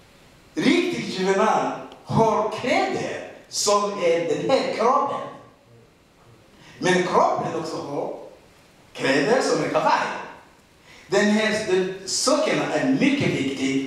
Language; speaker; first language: Swedish; non-native, learner; Rundi